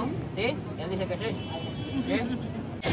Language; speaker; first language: Spanish; non-native, fluent; Japanese